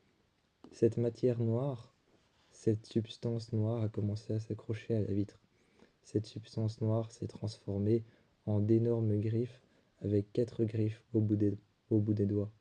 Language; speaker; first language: French; native; French